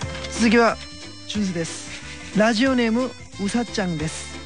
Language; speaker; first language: Japanese; non-native, fluent; Korean